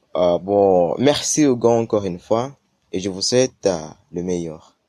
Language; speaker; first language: French; non-native, fluent; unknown